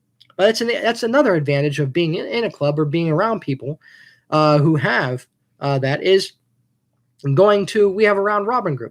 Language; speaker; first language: English; native; English